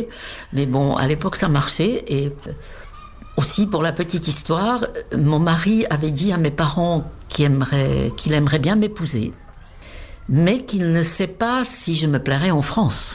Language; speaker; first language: French; non-native, fluent; Czech